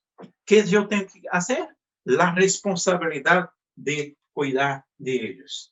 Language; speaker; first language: Spanish; non-native, fluent; Portuguese